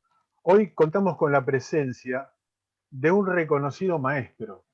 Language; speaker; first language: Spanish; native; Spanish